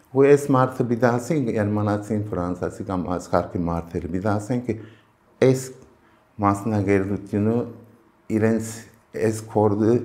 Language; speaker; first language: Armenian; early bilingual, heritage; Armenian